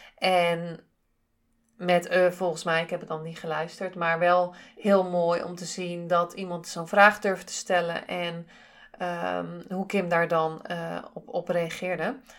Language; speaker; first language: Dutch; native; Dutch